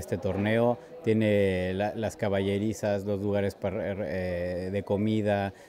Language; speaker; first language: Spanish; native; Spanish